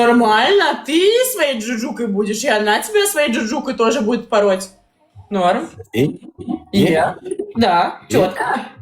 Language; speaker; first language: Russian; native; Russian